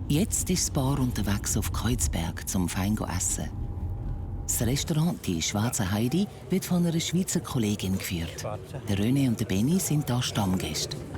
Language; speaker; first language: German; native; German